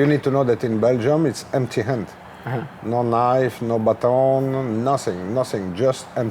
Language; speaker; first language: English; non-native, learner; French